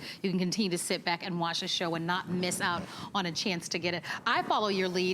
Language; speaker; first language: English; native; English